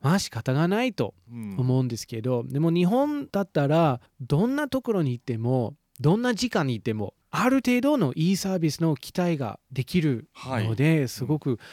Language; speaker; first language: Japanese; non-native, fluent; English